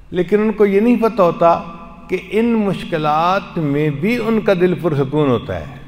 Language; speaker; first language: Urdu; non-native, local second language; Punjabi